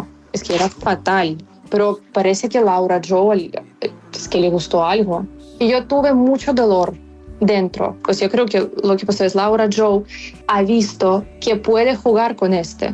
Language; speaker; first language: Spanish; non-native, fluent; Ukrainian